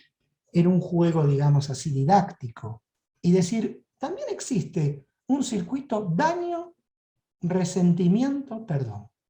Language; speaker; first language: Spanish; native; Spanish